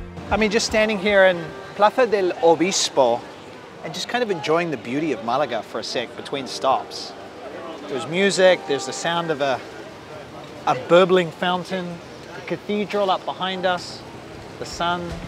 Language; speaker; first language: English; native; English